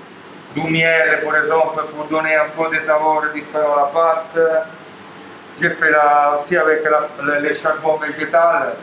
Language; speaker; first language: French; non-native, learner; Italian